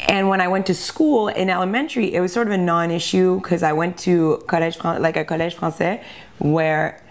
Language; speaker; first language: English; early bilingual, other home language; French